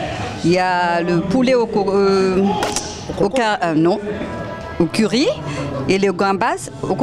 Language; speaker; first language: French; non-native, local second language; Malagasy